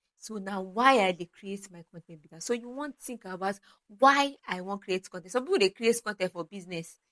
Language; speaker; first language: Nigerian Pidgin; non-native, local second language; Yoruba